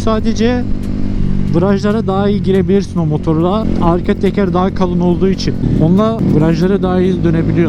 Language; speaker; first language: Turkish; early bilingual, heritage; Turkish